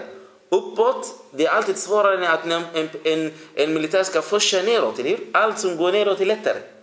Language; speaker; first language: Swedish; early bilingual, other home language; Arabic